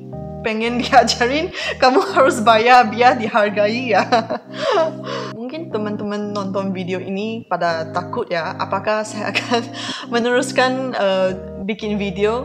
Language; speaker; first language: Indonesian; non-native, fluent; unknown